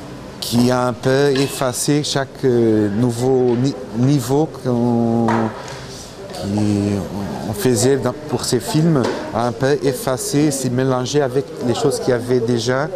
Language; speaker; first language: French; non-native, fluent; Portuguese